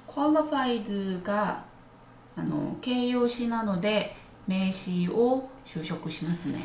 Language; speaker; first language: Japanese; non-native, fluent; Korean